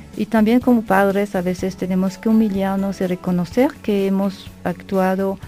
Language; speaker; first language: Spanish; non-native, fluent; French